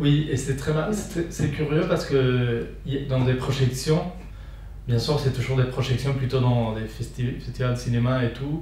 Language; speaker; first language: French; non-native, fluent; Spanish